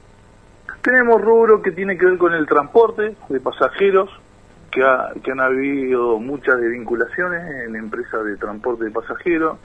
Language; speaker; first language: Spanish; native; Spanish